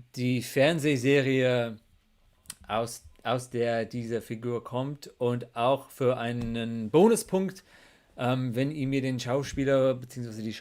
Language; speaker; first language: German; non-native, fluent; English